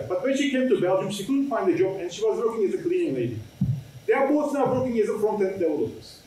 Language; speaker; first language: English; non-native, fluent; Turkish